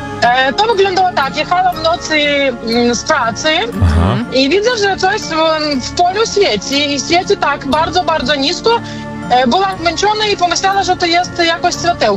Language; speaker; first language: Polish; non-native, learner; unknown